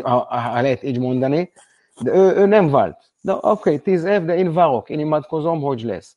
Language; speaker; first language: Hungarian; non-native, learner; Hebrew